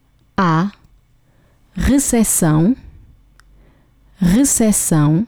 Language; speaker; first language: Portuguese; non-native, fluent; English